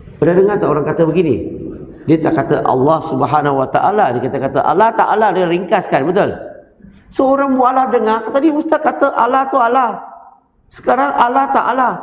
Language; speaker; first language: Malay; non-native, local second language; Chinese